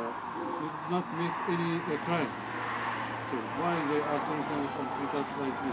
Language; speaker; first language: English; non-native, learner; Arabic